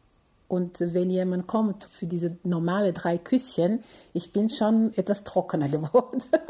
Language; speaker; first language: German; non-native, fluent; Portuguese